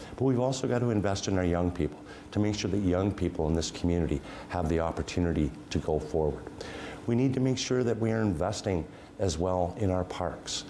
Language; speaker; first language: English; native; English